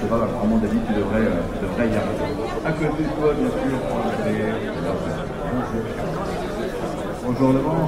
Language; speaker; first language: French; native; French